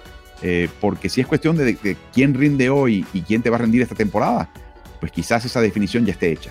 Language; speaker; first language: Spanish; native; Spanish